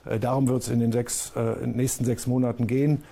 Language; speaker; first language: German; native; German